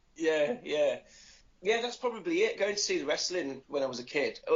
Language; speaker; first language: English; native; English